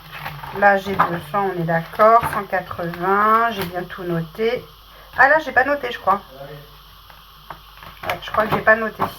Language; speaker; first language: French; native; French